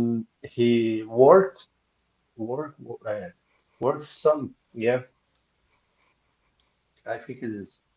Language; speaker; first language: English; non-native, local second language; Portuguese